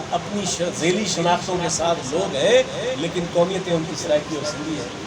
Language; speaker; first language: Urdu; non-native, local second language; Sindhi